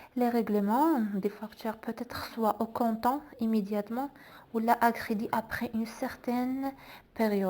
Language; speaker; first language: French; non-native, local second language; Arabic